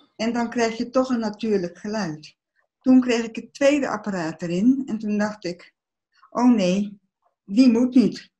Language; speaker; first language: Dutch; early bilingual, other home language; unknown